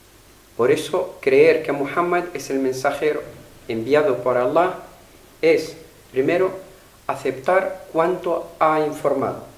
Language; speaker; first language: Spanish; non-native, fluent; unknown